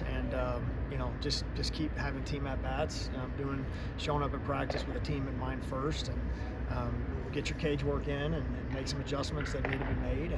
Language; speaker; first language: English; native; English